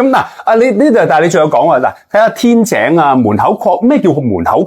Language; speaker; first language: Cantonese; native; Cantonese